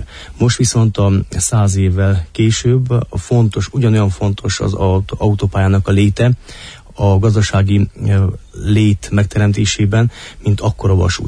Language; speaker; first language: Hungarian; native; Hungarian